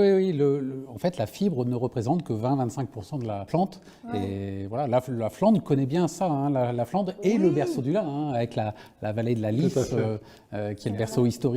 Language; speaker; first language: French; native; French